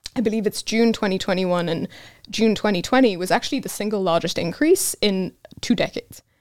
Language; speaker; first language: English; non-native, fluent; Hebrew